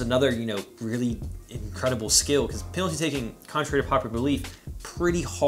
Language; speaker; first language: English; native; English